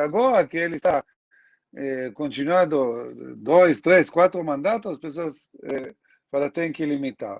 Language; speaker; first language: Portuguese; non-native, learner; Hebrew